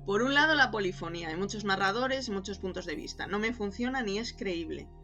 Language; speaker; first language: Spanish; non-native, local second language; Galician